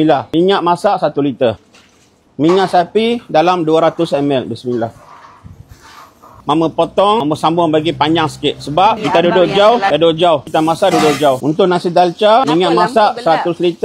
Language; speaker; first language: Malay; native; Malay